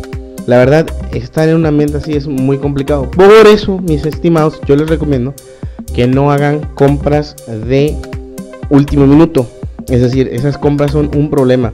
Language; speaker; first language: Spanish; native; Spanish